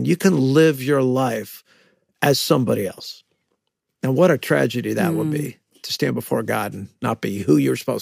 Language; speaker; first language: English; native; English